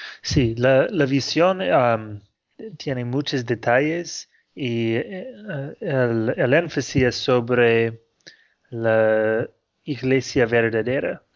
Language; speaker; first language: Spanish; non-native, fluent; English